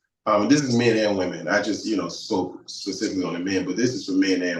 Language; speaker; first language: English; native; English